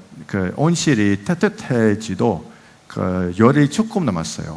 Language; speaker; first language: Korean; non-native, fluent; Dutch